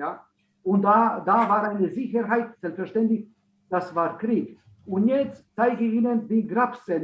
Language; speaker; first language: German; non-native, learner; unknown